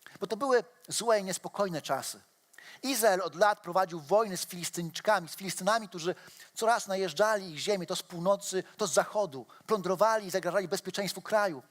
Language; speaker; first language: Polish; native; Polish